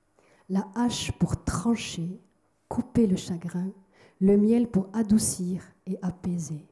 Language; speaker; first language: French; native; French